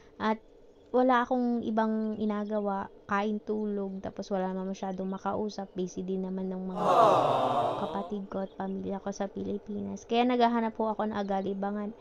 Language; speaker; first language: Filipino; non-native, local second language; Hiligaynon